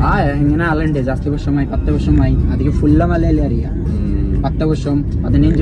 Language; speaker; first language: Malayalam; non-native, learner; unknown